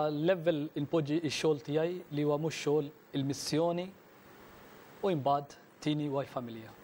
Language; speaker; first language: Maltese; non-native, fluent; Urdu